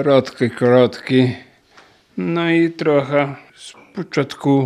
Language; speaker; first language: Polish; non-native, local second language; Ukrainian